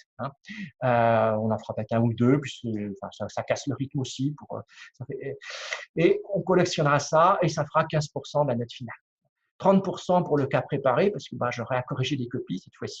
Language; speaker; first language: French; native; French